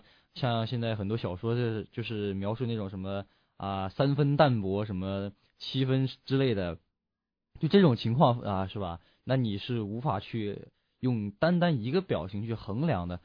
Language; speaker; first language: Chinese; native; Chinese